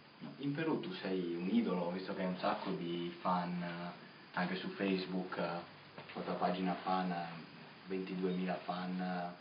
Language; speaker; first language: Italian; native; Italian